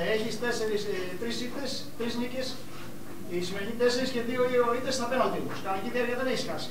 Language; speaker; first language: Greek; native; Greek